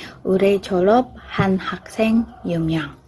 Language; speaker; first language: Korean; non-native, learner; Indonesian